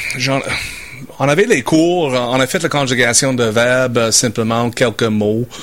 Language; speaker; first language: French; non-native, fluent; English